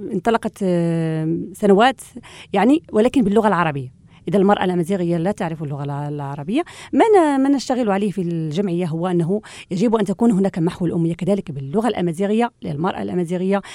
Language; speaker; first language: Arabic; non-native, local second language; Central Atlas Tamazight